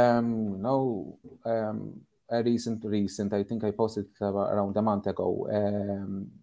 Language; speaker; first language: English; non-native, fluent; Maltese